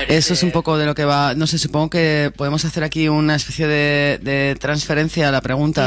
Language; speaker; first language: Spanish; native; Spanish